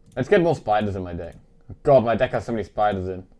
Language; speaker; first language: English; native; English